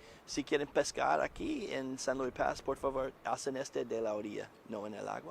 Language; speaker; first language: Spanish; non-native, learner; English